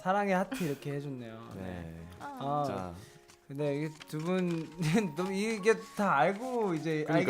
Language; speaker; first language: Korean; native; Korean